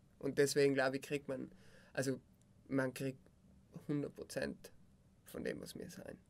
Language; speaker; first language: German; native; German